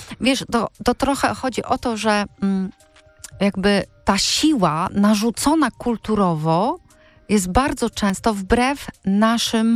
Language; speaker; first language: Polish; native; Polish